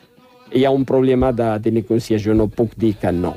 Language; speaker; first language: Catalan; non-native, fluent; Riffian